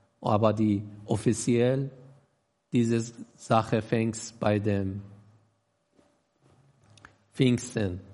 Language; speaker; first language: German; non-native, learner; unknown